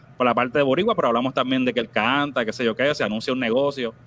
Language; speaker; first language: Spanish; native; Spanish